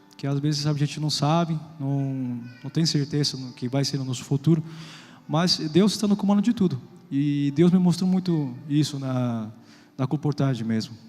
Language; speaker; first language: Portuguese; non-native, fluent; Spanish